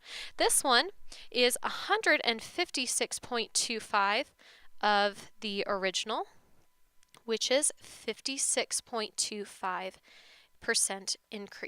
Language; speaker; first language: English; native; English